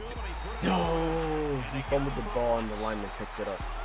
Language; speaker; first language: English; native; English